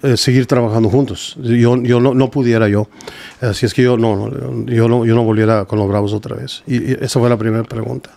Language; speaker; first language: Spanish; early bilingual, heritage; Spanish